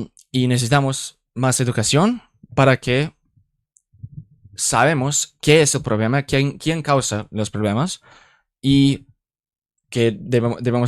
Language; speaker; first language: Spanish; non-native, learner; English